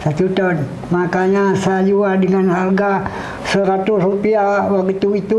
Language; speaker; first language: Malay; non-native, local second language; Achinese